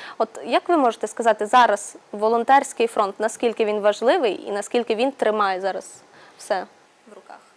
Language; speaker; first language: Ukrainian; native; Ukrainian